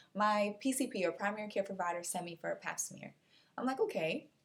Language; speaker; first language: English; non-native, fluent; Portuguese